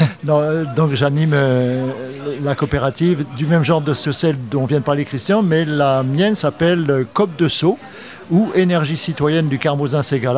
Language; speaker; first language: French; native; French